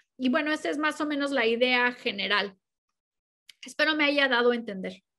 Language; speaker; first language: Spanish; native; Spanish